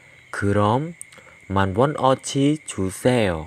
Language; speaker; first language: Korean; non-native, fluent; Khmer